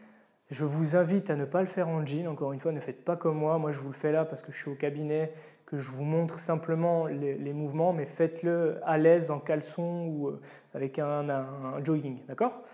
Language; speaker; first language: French; native; French